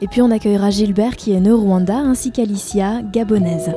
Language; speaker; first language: French; native; French